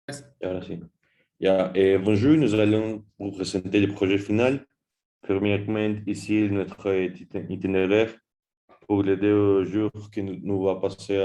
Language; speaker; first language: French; non-native, learner; Spanish